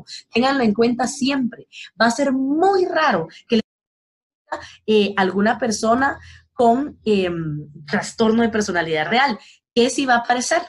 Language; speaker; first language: Spanish; native; Spanish